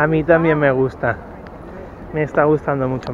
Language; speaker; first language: Spanish; native; Spanish